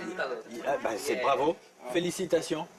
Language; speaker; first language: French; native; French